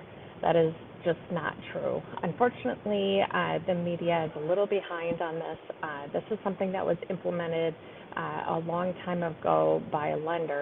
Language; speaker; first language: English; native; English